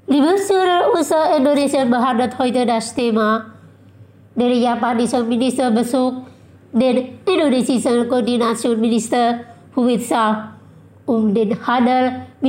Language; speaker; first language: German; non-native, learner; Indonesian